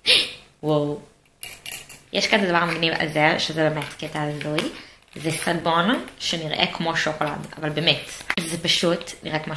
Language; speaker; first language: Hebrew; native; Hebrew